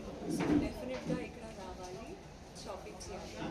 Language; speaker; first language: Telugu; non-native, learner; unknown